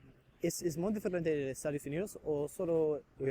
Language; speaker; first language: Spanish; non-native, learner; English